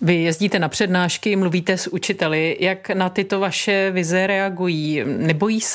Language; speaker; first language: Czech; native; Czech